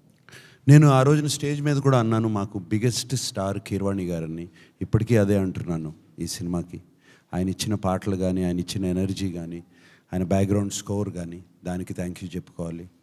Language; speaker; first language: Telugu; native; Telugu